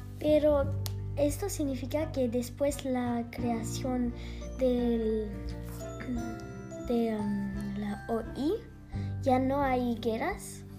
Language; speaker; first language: Spanish; early bilingual, heritage; Spanish